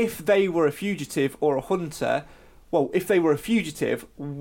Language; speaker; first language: English; native; English